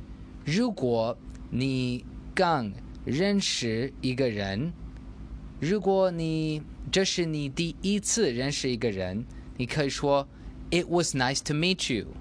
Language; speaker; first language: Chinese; non-native, learner; English